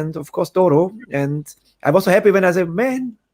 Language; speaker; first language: English; non-native, fluent; German